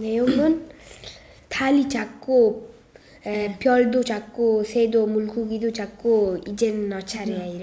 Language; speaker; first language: Korean; early bilingual, other home language; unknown